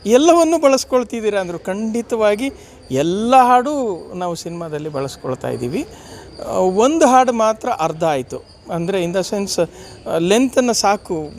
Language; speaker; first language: Kannada; native; Kannada